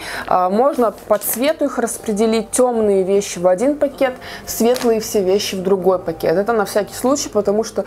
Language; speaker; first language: Russian; native; Russian